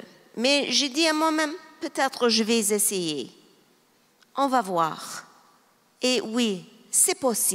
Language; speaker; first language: French; non-native, local second language; English